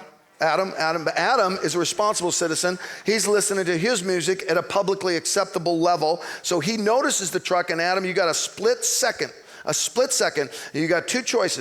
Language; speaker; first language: English; native; English